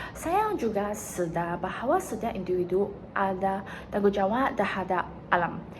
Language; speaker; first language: Malay; non-native, local second language; Chinese